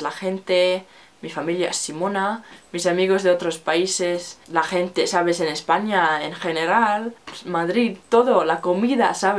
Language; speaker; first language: Spanish; non-native, learner; Finnish